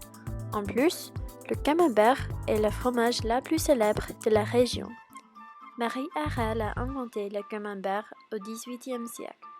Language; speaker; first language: French; non-native, learner; English